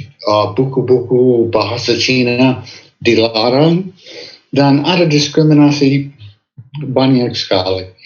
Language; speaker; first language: Indonesian; non-native, fluent; English